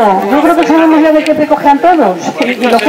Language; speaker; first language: Spanish; native; Spanish